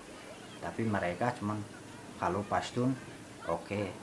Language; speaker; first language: Indonesian; non-native, fluent; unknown